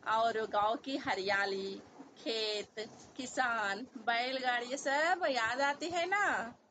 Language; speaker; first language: Hindi; non-native, local second language; Telugu